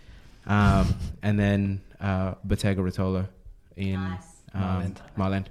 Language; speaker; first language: English; native; English